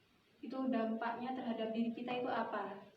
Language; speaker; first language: Indonesian; native; Indonesian